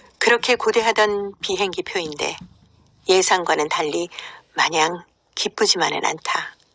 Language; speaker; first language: Korean; native; Korean